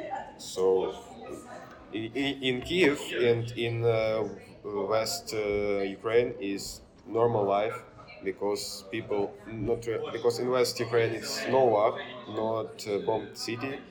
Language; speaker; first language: English; non-native, learner; Ukrainian